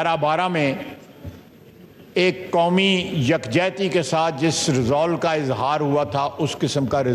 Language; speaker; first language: Urdu; non-native, local second language; Punjabi